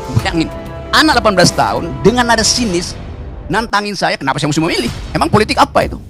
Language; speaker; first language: Indonesian; native; Indonesian